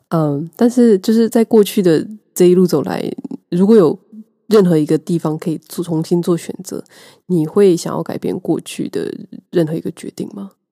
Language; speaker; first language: Chinese; native; Chinese